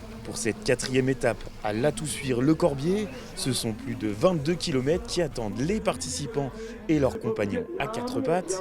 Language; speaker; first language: French; native; French